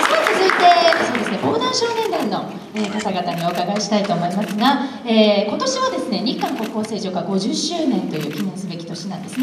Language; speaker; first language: Japanese; native; Japanese